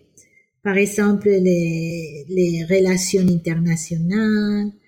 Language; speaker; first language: French; non-native, fluent; Spanish